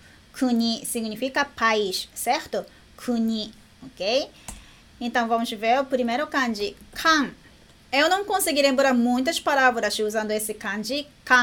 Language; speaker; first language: Portuguese; non-native, learner; Japanese